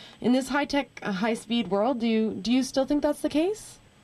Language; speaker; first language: English; native; English